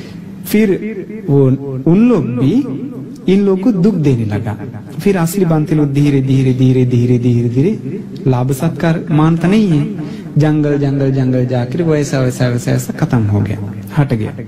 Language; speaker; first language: Hindi; non-native, fluent; Sinhala